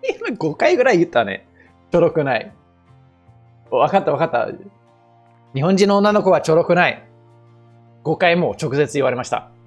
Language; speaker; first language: Japanese; non-native, fluent; English